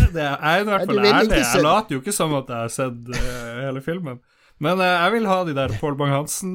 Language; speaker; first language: Norwegian; native; Norwegian